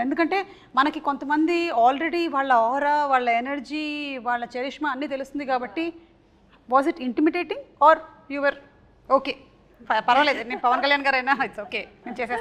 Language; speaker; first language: Telugu; native; Telugu